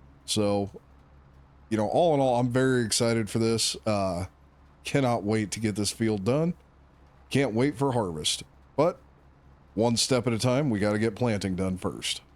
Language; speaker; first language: English; native; English